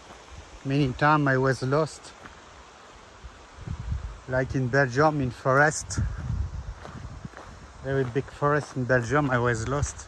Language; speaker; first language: English; non-native, learner; French